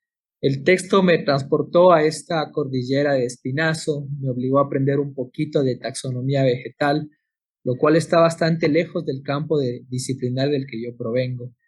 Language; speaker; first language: Spanish; native; Spanish